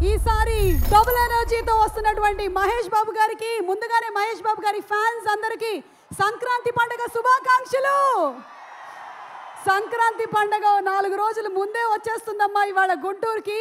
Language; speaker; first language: Telugu; native; Telugu